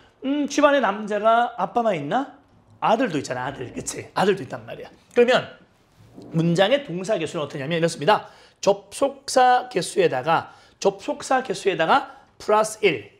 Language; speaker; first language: Korean; native; Korean